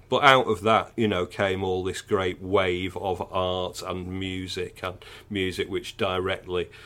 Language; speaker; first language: English; native; English